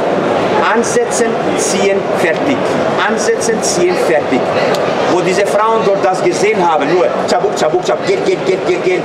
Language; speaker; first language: German; non-native, fluent; Turkish